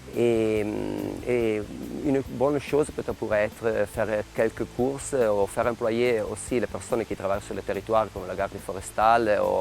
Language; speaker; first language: French; non-native, local second language; Italian